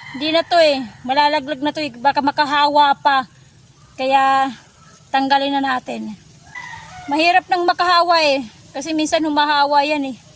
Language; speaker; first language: Filipino; non-native, local second language; Waray